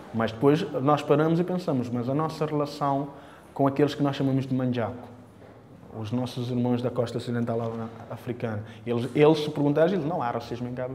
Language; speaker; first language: Portuguese; non-native, local second language; Kabuverdianu